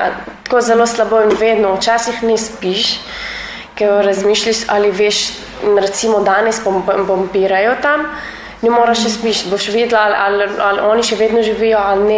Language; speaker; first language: Slovenian; non-native, learner; Arabic